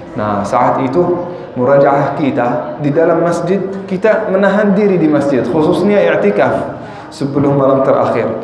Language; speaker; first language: Indonesian; non-native, fluent; Arabic